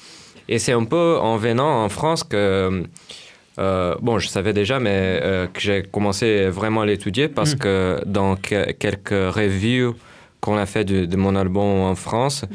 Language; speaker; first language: French; non-native, fluent; Portuguese